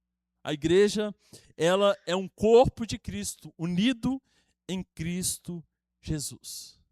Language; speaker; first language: Portuguese; native; Portuguese